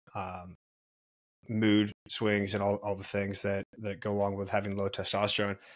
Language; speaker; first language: English; native; English